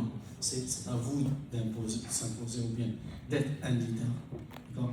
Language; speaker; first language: French; non-native, local second language; Arabic